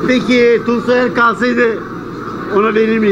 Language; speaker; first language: Turkish; native; Turkish